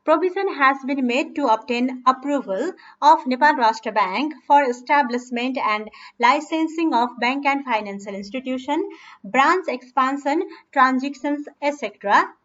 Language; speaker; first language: English; non-native, local second language; Nepali